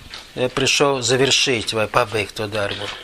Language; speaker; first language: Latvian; non-native, local second language; Russian